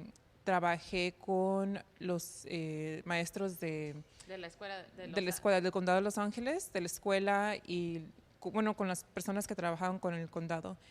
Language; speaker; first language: Spanish; early bilingual, heritage; Spanish